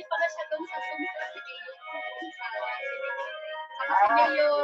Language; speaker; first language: Filipino; native; Filipino